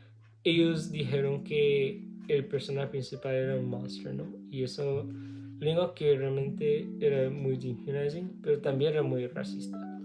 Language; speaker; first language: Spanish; non-native, learner; English